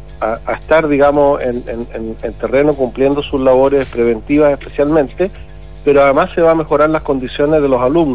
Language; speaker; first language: Spanish; native; Spanish